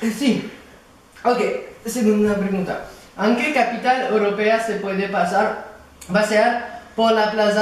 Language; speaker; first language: Spanish; non-native, learner; French